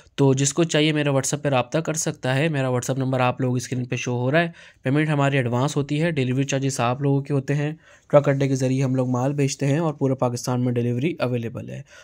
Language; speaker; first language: Urdu; native; Urdu